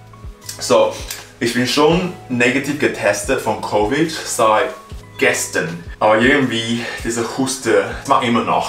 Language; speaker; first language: German; non-native, learner; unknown